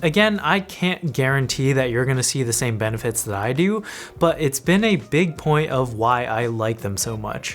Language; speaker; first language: English; native; English